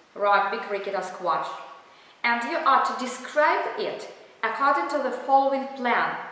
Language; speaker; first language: English; non-native, fluent; Russian